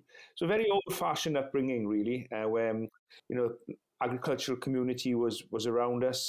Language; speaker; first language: English; non-native, local second language; Welsh